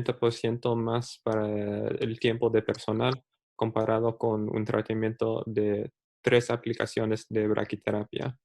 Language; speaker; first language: Spanish; early bilingual, heritage; Spanish